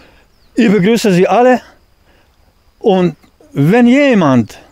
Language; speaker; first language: German; non-native, learner; Bosnian